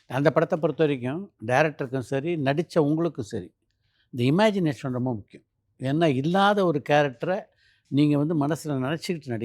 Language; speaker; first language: Tamil; native; Tamil